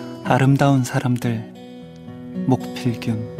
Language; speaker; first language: Korean; native; Korean